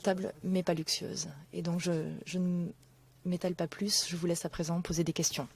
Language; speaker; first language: French; native; French